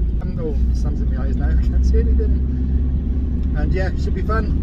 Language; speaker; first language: English; native; English